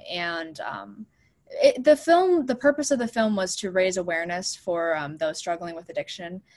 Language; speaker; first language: English; native; English